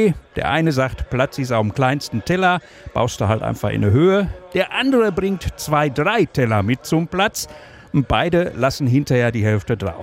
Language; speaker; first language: German; native; German